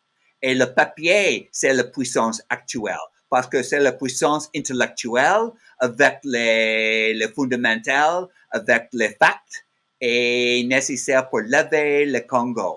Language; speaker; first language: French; non-native, learner; English